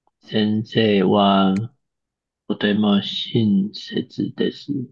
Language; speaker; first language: Japanese; non-native, learner; Chinese